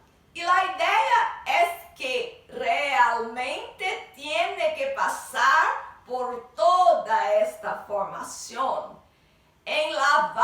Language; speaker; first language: Spanish; non-native, learner; Portuguese